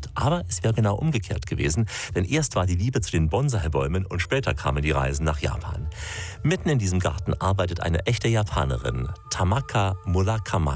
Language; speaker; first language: German; native; German